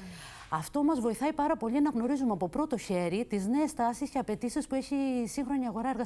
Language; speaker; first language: Greek; native; Greek